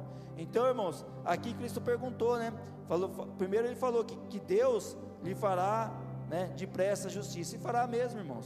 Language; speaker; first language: Portuguese; native; Portuguese